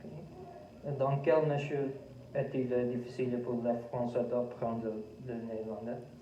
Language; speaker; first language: French; non-native, fluent; Dutch